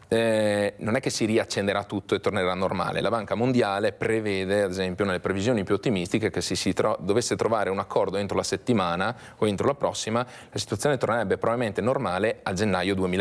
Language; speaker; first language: Italian; native; Italian